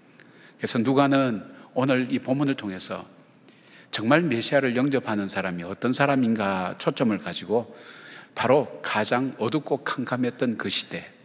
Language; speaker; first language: Korean; native; Korean